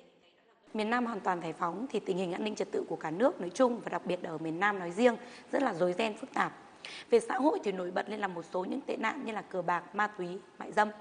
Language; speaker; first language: Vietnamese; native; Vietnamese